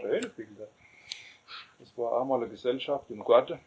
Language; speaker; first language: German; native; German